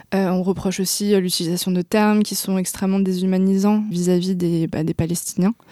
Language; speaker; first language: French; native; French